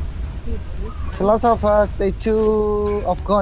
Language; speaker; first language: English; non-native, learner; Indonesian